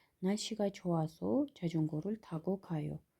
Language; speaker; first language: Korean; non-native, fluent; Kyrgyz